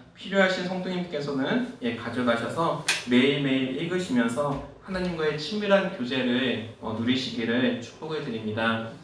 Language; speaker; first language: Korean; native; Korean